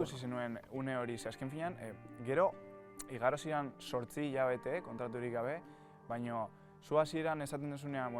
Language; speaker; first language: Basque; native; Basque